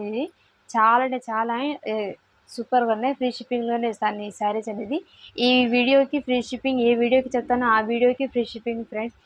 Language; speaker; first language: Telugu; non-native, local second language; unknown